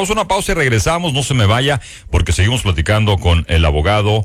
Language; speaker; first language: Spanish; native; Spanish